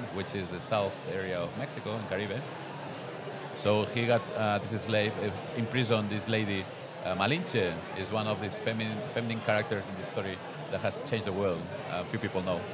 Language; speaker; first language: English; non-native, fluent; Spanish